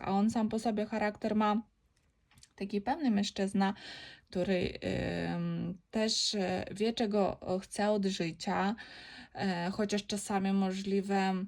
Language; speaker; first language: Polish; non-native, learner; Ukrainian